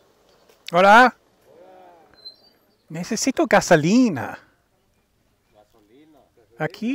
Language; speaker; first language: Spanish; non-native, learner; English